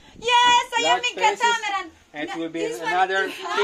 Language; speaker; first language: English; non-native, learner; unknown